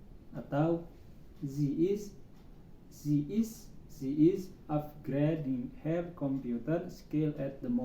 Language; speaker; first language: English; non-native, learner; Sundanese